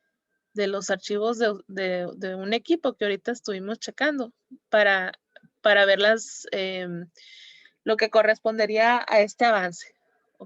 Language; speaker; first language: Spanish; native; Spanish